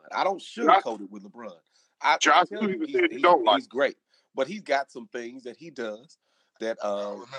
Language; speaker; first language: English; native; English